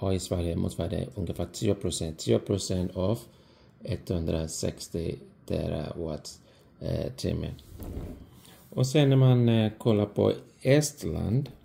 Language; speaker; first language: Swedish; non-native, fluent; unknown